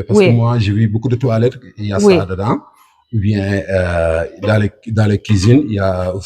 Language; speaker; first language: French; non-native, local second language; Wolof